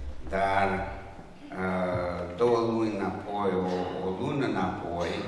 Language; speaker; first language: Romanian; non-native, local second language; Hungarian